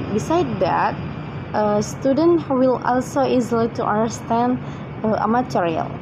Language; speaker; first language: English; non-native, fluent; Indonesian